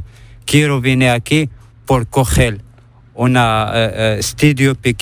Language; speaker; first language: Spanish; non-native, learner; Arabic